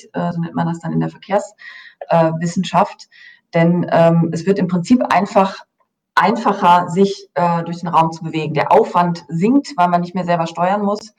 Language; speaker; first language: German; native; German